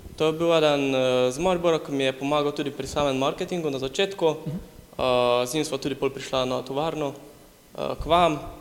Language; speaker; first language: Slovenian; native; Slovenian